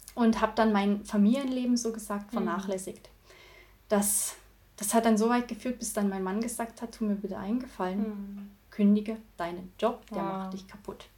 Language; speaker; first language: German; native; German